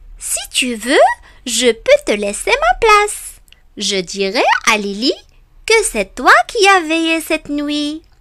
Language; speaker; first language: French; non-native, local second language; Arabic